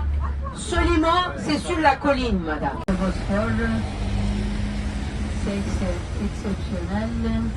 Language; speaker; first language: French; non-native, fluent; Turkish